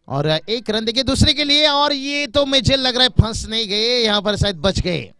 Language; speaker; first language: Hindi; non-native, local second language; Marathi